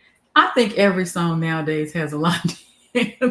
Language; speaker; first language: English; native; English